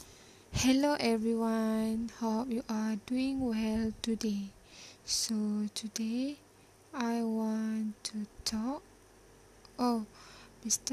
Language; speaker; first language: English; non-native, learner; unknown